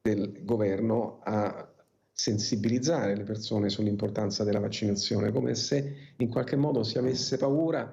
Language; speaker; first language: Italian; native; Italian